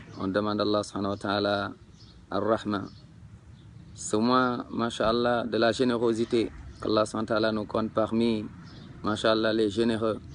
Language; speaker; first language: French; non-native, local second language; Wolof